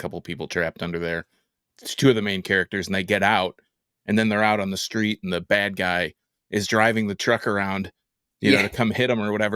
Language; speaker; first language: English; native; English